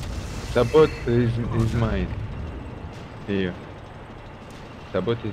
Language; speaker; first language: English; non-native, learner; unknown